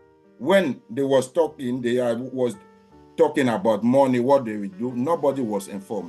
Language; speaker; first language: English; non-native, learner; French